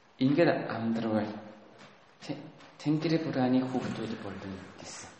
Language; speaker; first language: Mongolian; non-native, learner; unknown